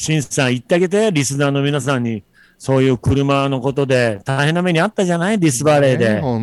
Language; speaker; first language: Japanese; native; Japanese